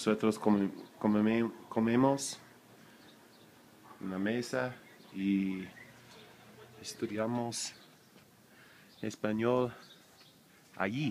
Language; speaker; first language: Spanish; non-native, learner; English